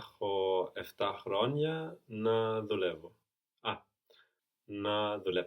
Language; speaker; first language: Greek; non-native, learner; English